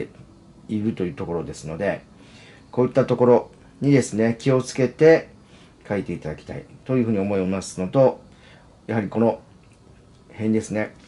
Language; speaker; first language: Japanese; native; Japanese